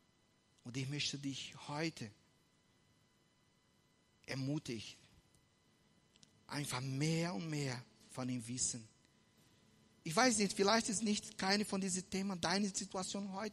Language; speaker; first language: German; non-native, fluent; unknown